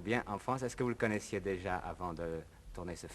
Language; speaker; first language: French; native; French